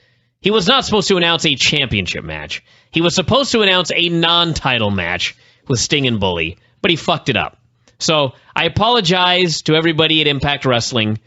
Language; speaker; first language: English; native; English